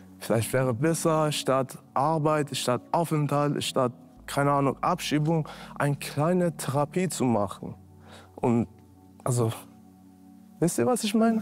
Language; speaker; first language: German; non-native, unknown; Persian